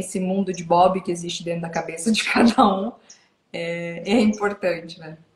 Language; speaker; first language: Portuguese; native; Portuguese